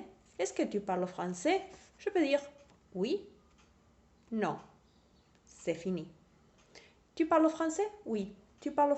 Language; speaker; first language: French; non-native, fluent; Spanish